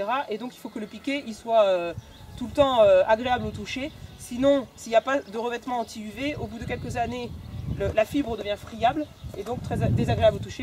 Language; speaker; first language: French; native; French